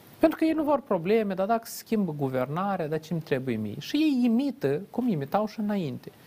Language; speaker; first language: Romanian; native; Romanian